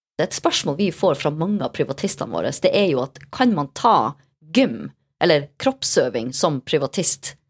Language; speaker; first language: Norwegian; native; Norwegian